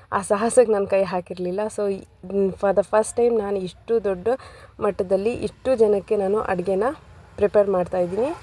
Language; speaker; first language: Kannada; non-native, local second language; Lambadi